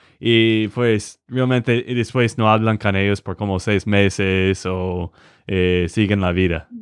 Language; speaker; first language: Spanish; non-native, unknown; English